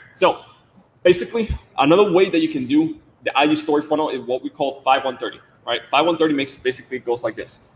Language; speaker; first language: English; non-native, fluent; Spanish